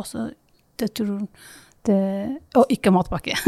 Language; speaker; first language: Norwegian; non-native, learner; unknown